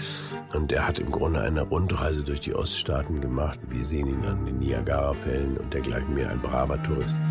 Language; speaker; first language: German; native; German